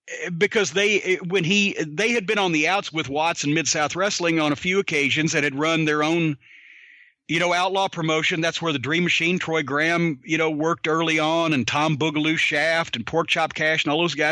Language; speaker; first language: English; native; English